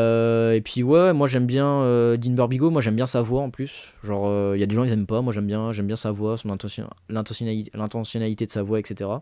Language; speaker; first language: French; native; French